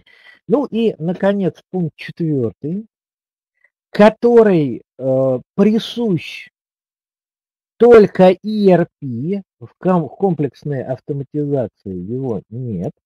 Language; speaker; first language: Russian; native; Russian